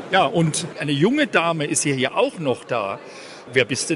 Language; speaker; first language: German; native; German